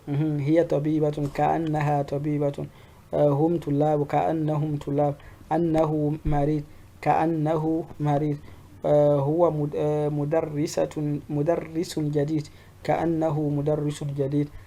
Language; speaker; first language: Arabic; non-native, fluent; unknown